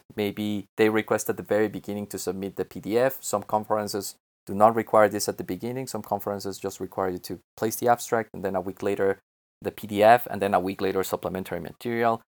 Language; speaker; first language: English; non-native, fluent; Spanish